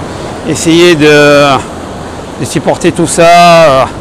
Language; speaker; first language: French; native; French